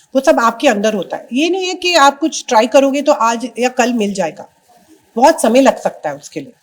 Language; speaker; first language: Hindi; native; Hindi